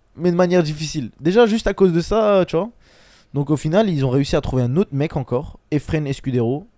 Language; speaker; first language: French; early bilingual, other home language; Chechen